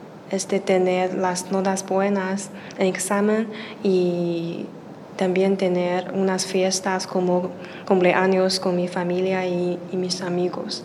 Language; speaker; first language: Spanish; non-native, learner; Chinese